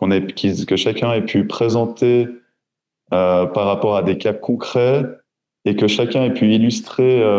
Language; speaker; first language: French; native; French